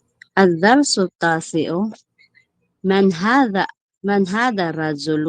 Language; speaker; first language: Arabic; non-native, learner; Filipino